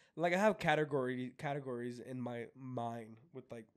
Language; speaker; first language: English; native; English